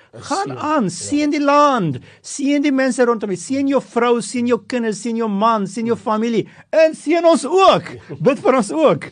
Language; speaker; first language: Afrikaans; non-native, fluent; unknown